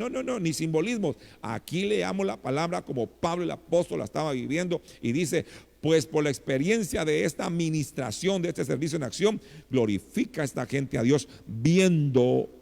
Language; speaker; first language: Spanish; native; Spanish